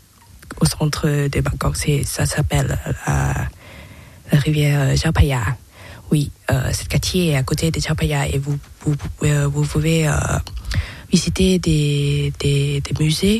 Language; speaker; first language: French; non-native, learner; Thai